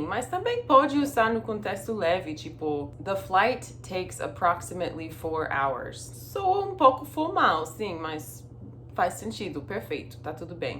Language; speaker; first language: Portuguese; non-native, fluent; English